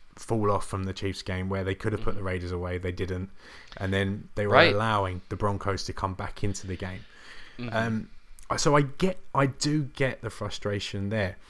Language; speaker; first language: English; native; English